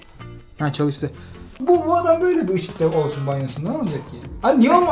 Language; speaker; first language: Turkish; native; Turkish